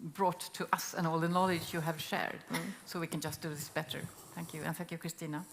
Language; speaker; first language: English; non-native, fluent; Swedish